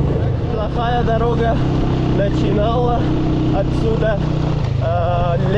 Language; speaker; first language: Russian; non-native, learner; Pashto